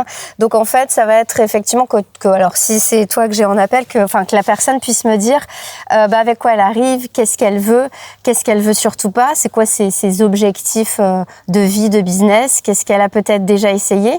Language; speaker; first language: French; native; French